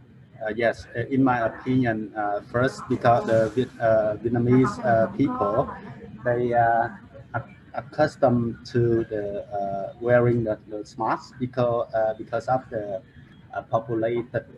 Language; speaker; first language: English; non-native, learner; Vietnamese